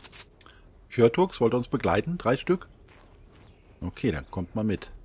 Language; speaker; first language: German; native; German